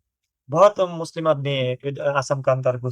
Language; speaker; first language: Hindi; non-native, learner; Bangla